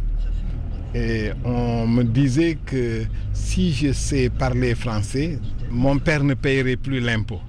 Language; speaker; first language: French; native; French